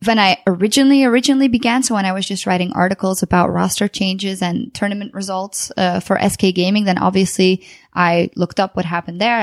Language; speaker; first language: English; non-native, fluent; Dutch